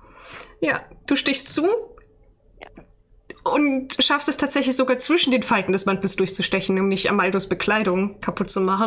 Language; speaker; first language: German; native; German